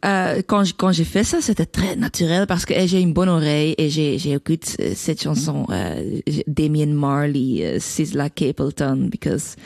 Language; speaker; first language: French; non-native, learner; Dutch